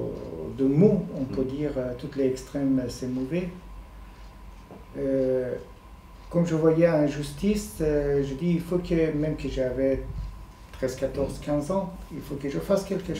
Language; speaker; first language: French; non-native, fluent; Persian